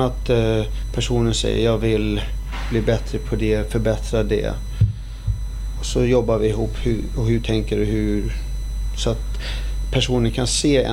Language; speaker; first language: Swedish; early bilingual, other home language; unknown